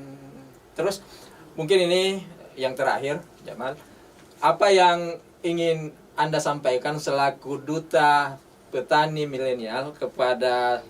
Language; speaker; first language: Indonesian; native; Indonesian